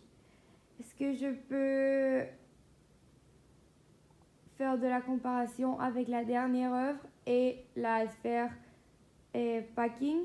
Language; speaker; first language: French; non-native, fluent; Spanish